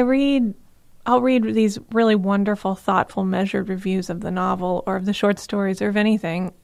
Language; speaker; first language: English; native; English